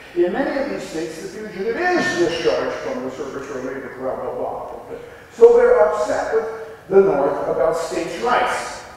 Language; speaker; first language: English; native; English